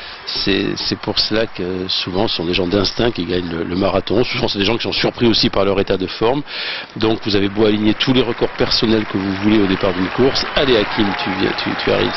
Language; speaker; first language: French; native; French